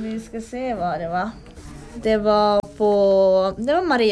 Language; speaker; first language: Swedish; native; Swedish